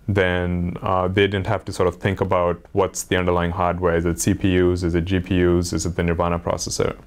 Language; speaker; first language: English; non-native, local second language; Hindi